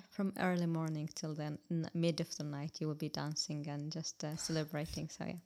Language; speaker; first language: English; non-native, fluent; Arabic